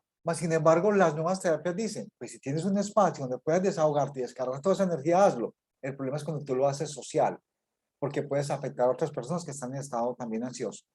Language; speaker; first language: Spanish; native; Spanish